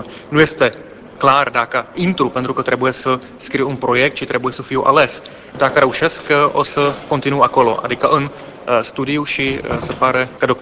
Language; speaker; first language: Romanian; non-native, fluent; Czech